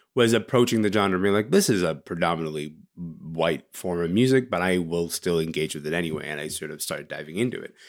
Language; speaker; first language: English; early bilingual, other home language; Arabic